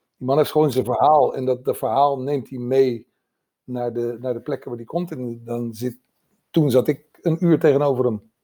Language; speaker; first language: Dutch; native; Dutch